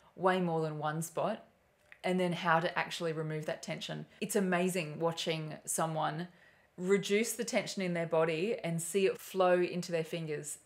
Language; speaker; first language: English; native; English